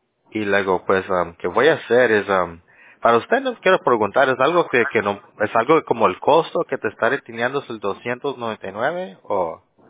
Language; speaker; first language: Spanish; native; Spanish